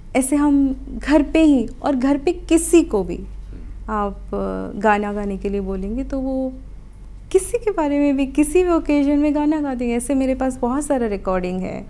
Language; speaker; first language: Hindi; non-native, local second language; Odia